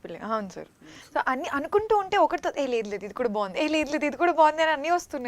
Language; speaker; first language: Telugu; native; Telugu